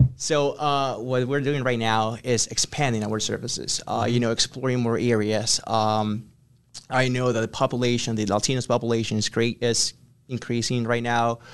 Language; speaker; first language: English; non-native, fluent; Spanish